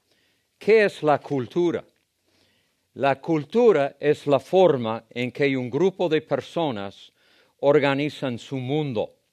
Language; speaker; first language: Spanish; non-native, fluent; English